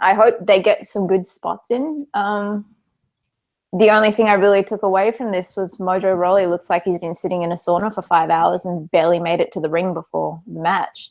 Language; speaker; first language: English; native; English